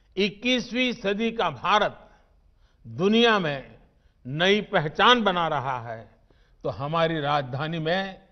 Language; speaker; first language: Hindi; non-native, local second language; Gujarati